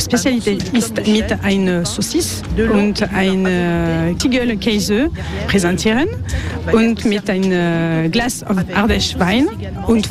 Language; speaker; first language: German; non-native, learner; French